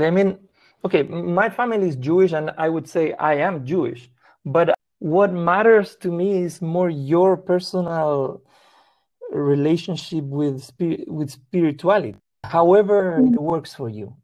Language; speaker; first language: English; non-native, fluent; Spanish